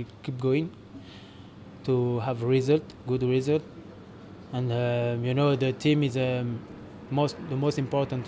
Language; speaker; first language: English; non-native, fluent; French